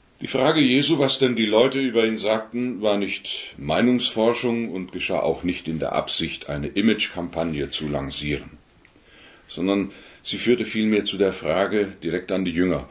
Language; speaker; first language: German; native; German